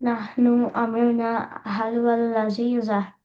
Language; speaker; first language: Arabic; non-native, learner; Indonesian